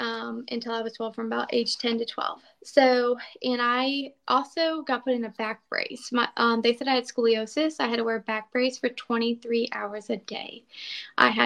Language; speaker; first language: English; native; English